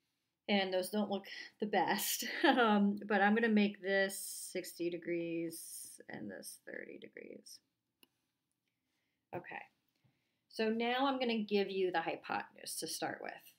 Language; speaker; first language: English; native; English